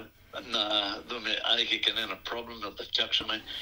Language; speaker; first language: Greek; early bilingual, heritage; Greek